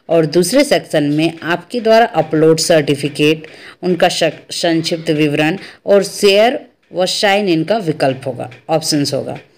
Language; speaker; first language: Hindi; native; Hindi